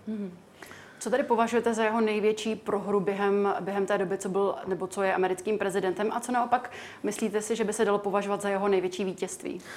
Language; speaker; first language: Czech; native; Czech